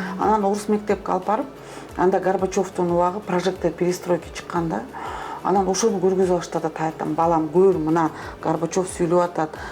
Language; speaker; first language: Kyrgyz; non-native, local second language; Russian